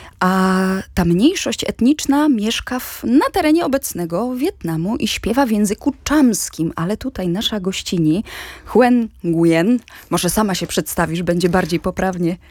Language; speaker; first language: Polish; native; Polish